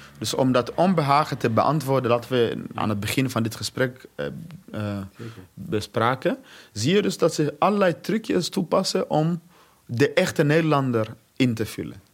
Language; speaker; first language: Dutch; non-native, fluent; Swahili